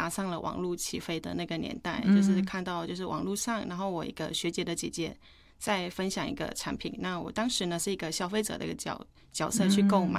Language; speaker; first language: Chinese; non-native, fluent; Thai